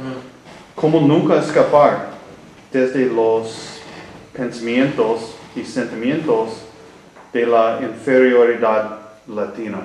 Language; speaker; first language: Spanish; non-native, learner; English